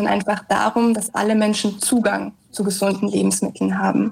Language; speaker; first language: German; native; German